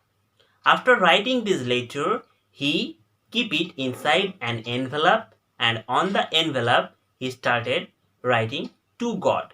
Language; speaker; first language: English; non-native, local second language; Bangla